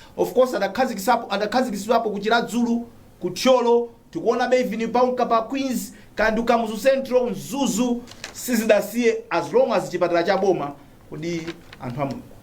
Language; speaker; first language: Nyanja; native; Nyanja